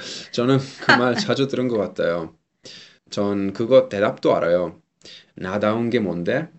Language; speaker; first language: Korean; non-native, fluent; Italian